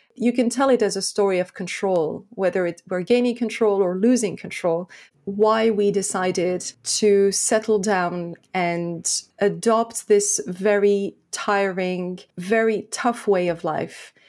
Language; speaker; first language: English; non-native, fluent; French